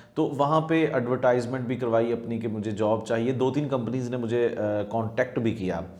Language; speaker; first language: Urdu; non-native, local second language; Punjabi